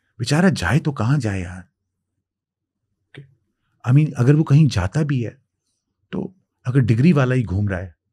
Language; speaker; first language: Urdu; non-native, local second language; Sindhi